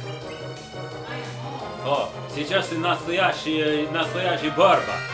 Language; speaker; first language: Russian; non-native, learner; English